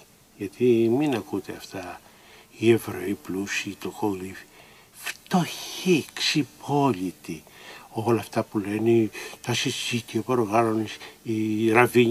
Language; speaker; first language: Greek; native; Greek